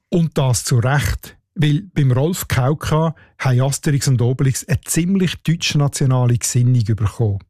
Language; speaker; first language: German; native; German